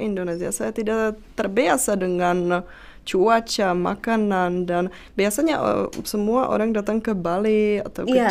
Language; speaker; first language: Indonesian; non-native, fluent; Czech